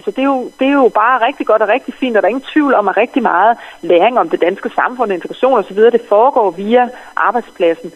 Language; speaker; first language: Danish; native; Danish